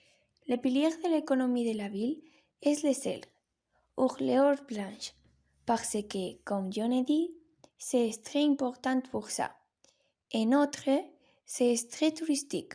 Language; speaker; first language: French; non-native, learner; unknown